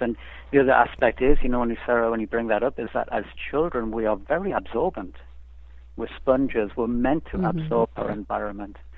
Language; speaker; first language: English; native; English